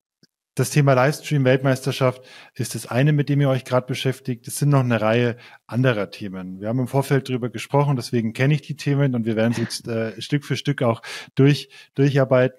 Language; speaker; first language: German; native; German